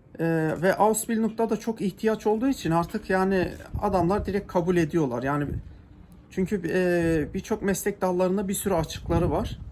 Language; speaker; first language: Turkish; native; Turkish